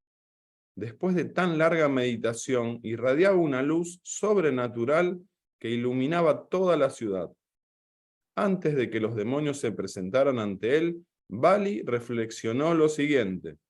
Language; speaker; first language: Spanish; native; Spanish